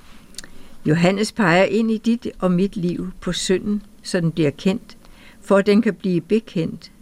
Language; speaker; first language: Danish; native; Danish